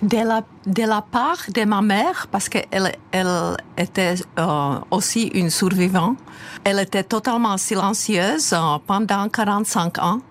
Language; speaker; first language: French; non-native, fluent; Czech